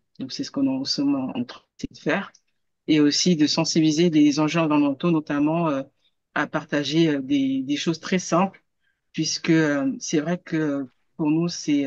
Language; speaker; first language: French; native; French